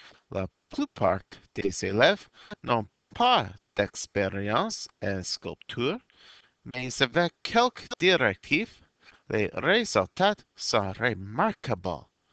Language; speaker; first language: French; non-native, fluent; English